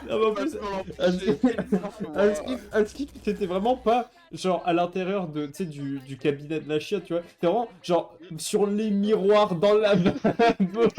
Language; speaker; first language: French; native; French